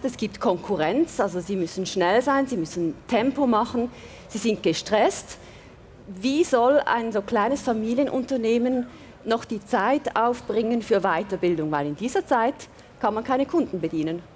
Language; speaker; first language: German; native; German